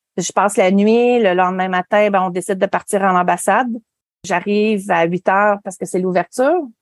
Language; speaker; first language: French; native; French